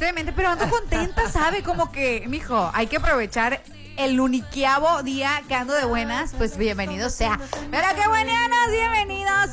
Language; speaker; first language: Spanish; native; Spanish